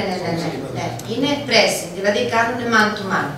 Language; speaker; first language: Greek; non-native, fluent; Serbian